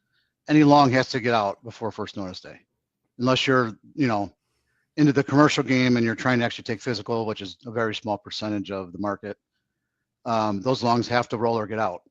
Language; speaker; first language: English; native; English